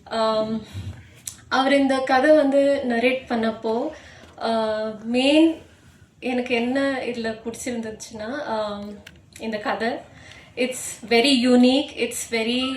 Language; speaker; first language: Tamil; non-native, local second language; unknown